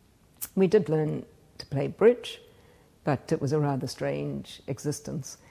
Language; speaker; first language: English; native; English